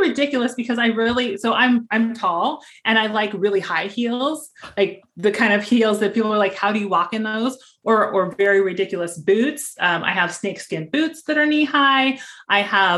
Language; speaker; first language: English; native; English